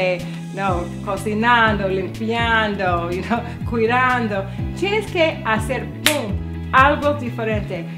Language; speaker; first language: Spanish; non-native, learner; English